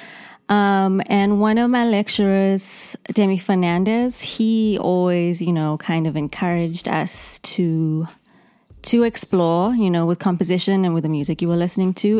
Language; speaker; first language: English; native; English